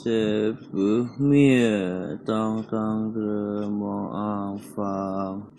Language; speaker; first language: French; non-native, learner; Indonesian